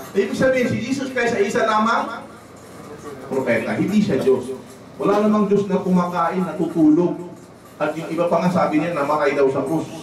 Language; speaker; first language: Filipino; non-native, local second language; Waray